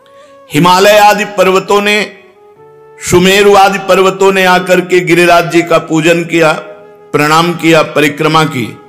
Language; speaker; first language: Hindi; native; Hindi